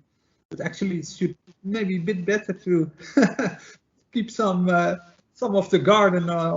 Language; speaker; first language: English; non-native, fluent; Dutch